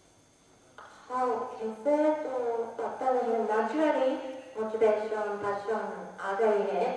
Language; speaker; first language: Hindi; non-native, learner; Japanese